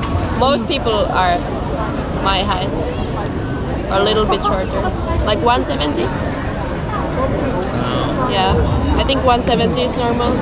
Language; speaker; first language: English; non-native, fluent; Finnish